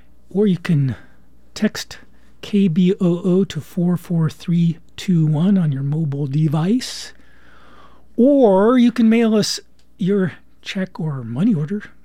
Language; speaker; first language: English; native; English